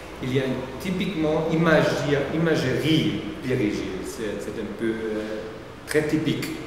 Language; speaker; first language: French; non-native, learner; German